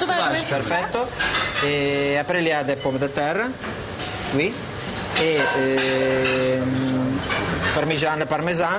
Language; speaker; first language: French; non-native, learner; Italian